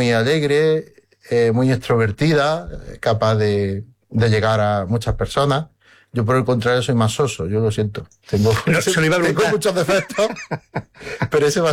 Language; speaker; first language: Spanish; native; Spanish